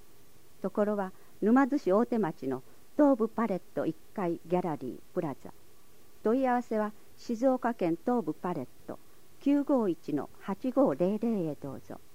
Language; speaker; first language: Japanese; native; Japanese